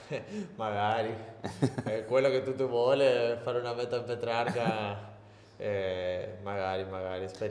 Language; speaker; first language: Italian; non-native, learner; Spanish